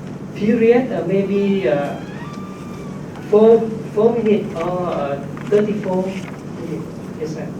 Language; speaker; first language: English; non-native, learner; Thai